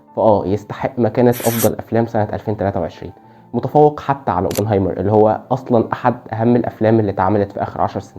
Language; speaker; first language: Arabic; native; Arabic